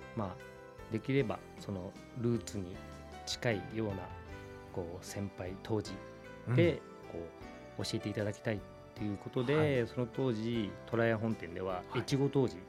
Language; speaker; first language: Japanese; native; Japanese